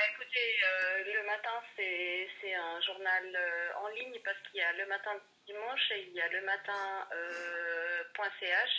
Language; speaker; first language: French; native; French